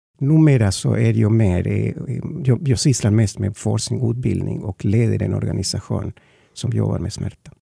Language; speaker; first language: Swedish; non-native, fluent; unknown